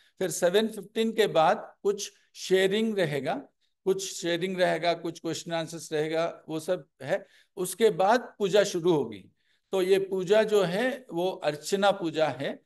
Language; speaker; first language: Hindi; non-native, local second language; Telugu